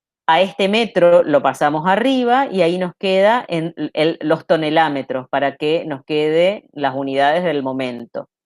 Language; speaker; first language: Spanish; native; Spanish